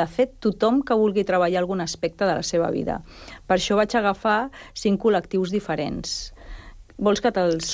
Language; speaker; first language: Catalan; non-native, local second language; Spanish